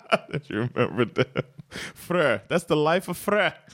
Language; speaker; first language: English; native; English